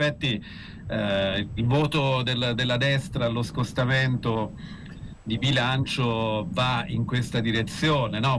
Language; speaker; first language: Italian; native; Italian